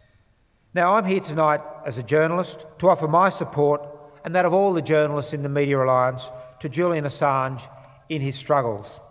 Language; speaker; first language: English; native; English